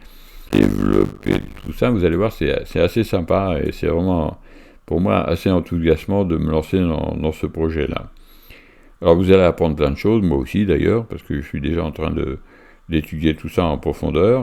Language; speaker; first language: French; native; French